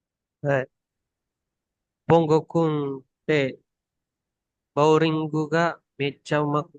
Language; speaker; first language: Japanese; non-native, learner; Indonesian